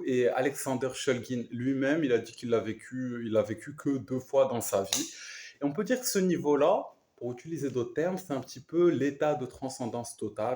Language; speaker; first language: French; native; French